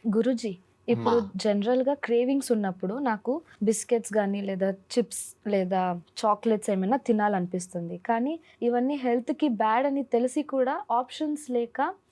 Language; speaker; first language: Telugu; non-native, local second language; Kannada